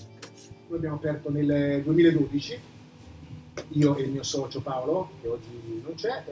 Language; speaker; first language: Italian; native; Italian